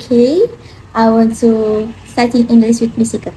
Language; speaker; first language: English; non-native, learner; Indonesian